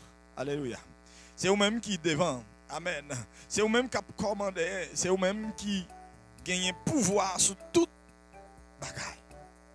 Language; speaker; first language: French; non-native, local second language; Haitian Creole